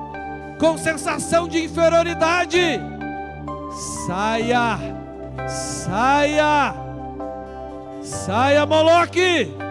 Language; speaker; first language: Portuguese; native; Portuguese